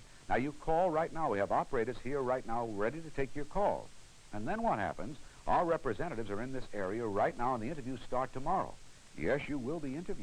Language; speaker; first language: English; native; English